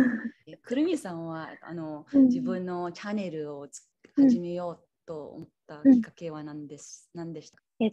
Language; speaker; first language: Japanese; non-native, learner; English